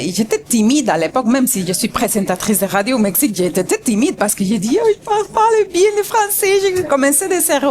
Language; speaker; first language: French; non-native, fluent; Spanish